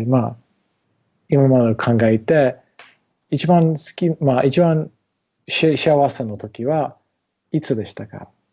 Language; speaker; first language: Japanese; non-native, learner; English